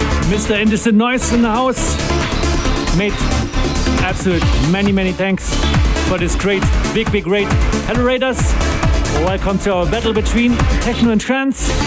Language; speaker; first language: English; non-native, fluent; German